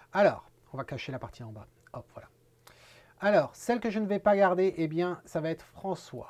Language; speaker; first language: French; native; French